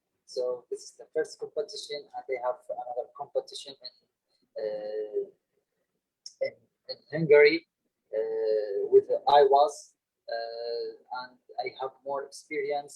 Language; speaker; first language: English; non-native, learner; Arabic